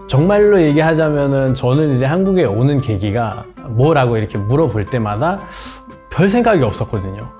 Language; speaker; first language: Korean; non-native, fluent; Nepali